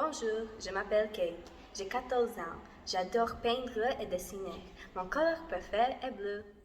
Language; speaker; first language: French; non-native, learner; Slovak